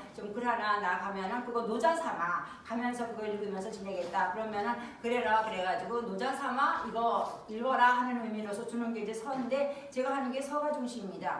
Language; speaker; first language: Korean; native; Korean